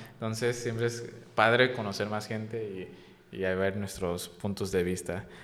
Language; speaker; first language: Spanish; native; Spanish